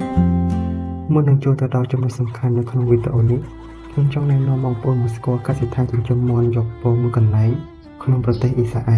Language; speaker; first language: Khmer; native; Khmer